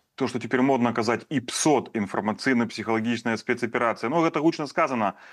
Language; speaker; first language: Russian; non-native, local second language; Belarusian